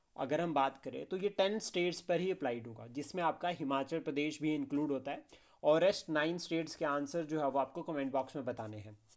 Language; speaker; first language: Hindi; native; Hindi